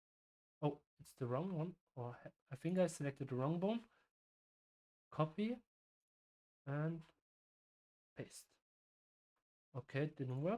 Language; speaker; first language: English; non-native, fluent; German